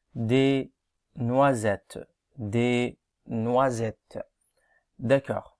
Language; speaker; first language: French; non-native, fluent; Arabic